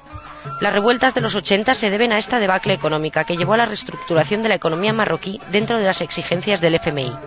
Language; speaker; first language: Spanish; native; Spanish